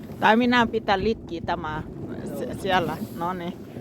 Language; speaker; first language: Finnish; non-native, learner; Thai